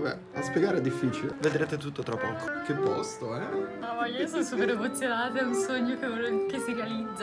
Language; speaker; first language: Italian; native; Italian